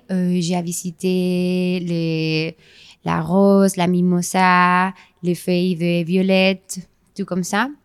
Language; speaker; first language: French; non-native, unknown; Spanish